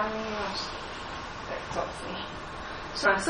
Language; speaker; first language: Japanese; non-native, learner; English